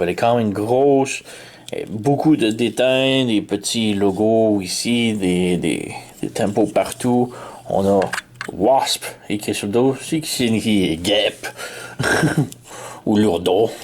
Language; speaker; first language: French; native; French